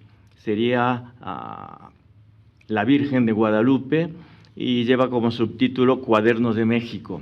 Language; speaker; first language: Spanish; non-native, fluent; Japanese